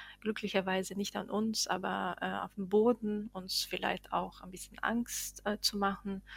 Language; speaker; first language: German; non-native, fluent; Bosnian